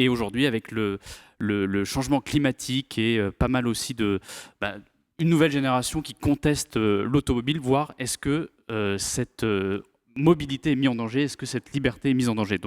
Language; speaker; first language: French; native; French